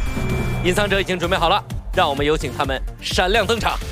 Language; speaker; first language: Chinese; native; Chinese